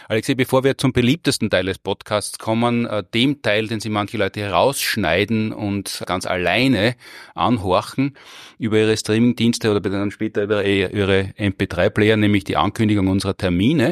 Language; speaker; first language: German; native; German